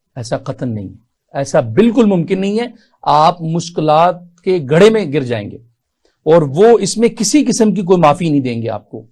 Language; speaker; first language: Urdu; non-native, local second language; Punjabi